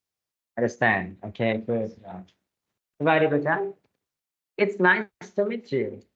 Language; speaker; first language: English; non-native, fluent; Indonesian